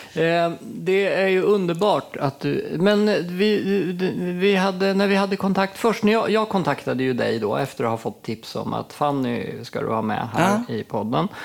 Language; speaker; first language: Swedish; native; Swedish